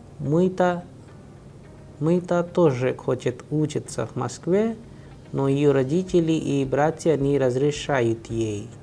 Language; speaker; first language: Russian; non-native, fluent; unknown